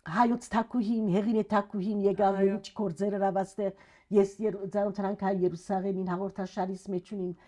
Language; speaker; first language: Armenian; early bilingual, heritage; Armenian